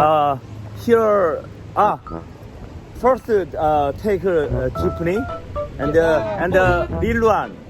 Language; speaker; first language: English; non-native, learner; Korean